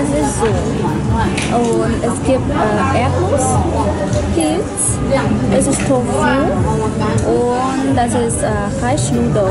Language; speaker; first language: German; non-native, learner; Chinese